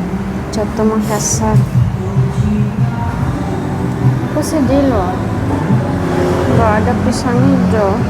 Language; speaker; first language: Indonesian; non-native, fluent; Arabic